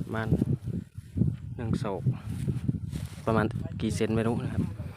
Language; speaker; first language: Thai; native; Thai